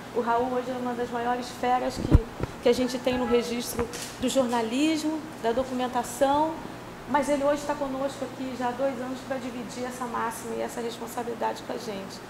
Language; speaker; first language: Portuguese; native; Portuguese